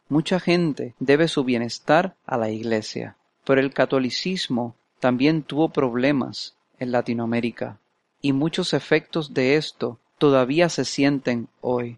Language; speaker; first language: Spanish; non-native, fluent; English